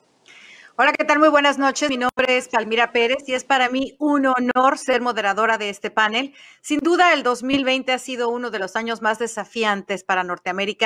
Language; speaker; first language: Spanish; native; Spanish